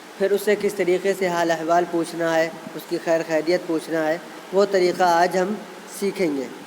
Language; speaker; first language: Urdu; native; Urdu